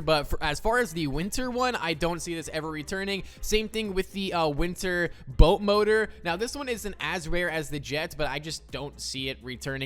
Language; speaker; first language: English; native; English